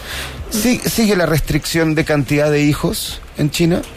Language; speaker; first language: Spanish; native; Spanish